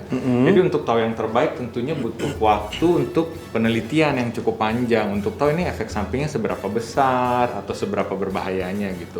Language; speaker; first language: Indonesian; native; Indonesian